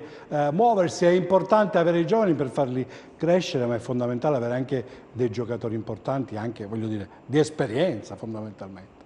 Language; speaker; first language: Italian; native; Italian